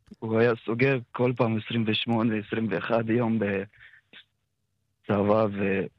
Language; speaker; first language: Hebrew; non-native, fluent; Russian